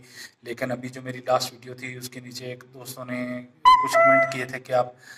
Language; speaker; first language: Hindi; native; Hindi